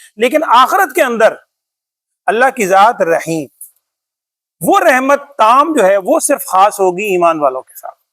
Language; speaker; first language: Urdu; native; Urdu